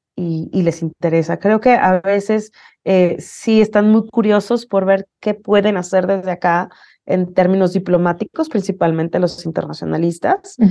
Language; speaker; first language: Spanish; native; Spanish